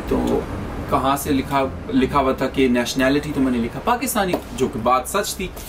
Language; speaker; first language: Urdu; non-native, local second language; Punjabi